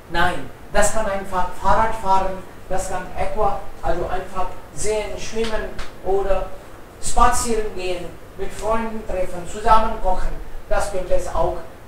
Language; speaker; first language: German; non-native, fluent; Hindi